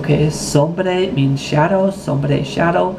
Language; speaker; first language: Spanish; non-native, learner; English